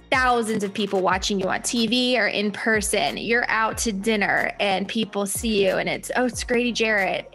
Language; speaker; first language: English; native; English